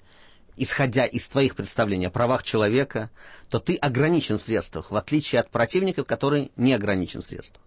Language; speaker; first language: Russian; native; Russian